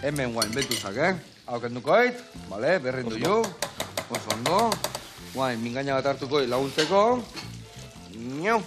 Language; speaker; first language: Basque; native; Basque